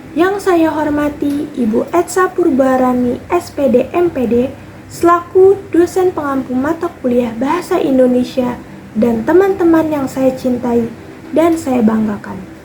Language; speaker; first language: Indonesian; native; Indonesian